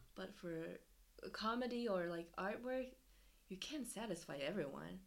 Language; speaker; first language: English; non-native, fluent; Japanese